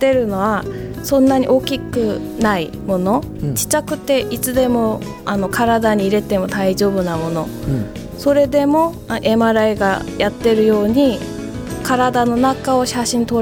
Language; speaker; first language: Japanese; non-native, fluent; Korean